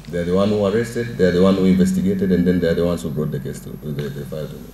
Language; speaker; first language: English; non-native, local second language; Swahili